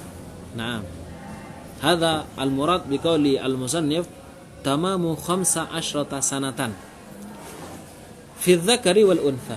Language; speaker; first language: Arabic; non-native, fluent; Indonesian